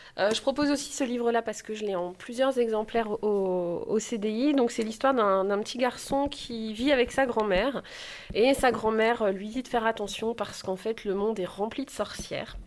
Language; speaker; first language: French; native; French